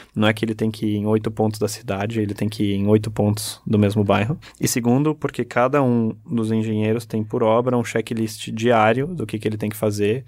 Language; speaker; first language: Portuguese; early bilingual, other home language; German